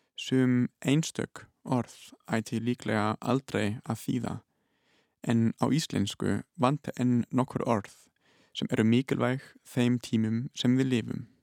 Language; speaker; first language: Icelandic; non-native, fluent; German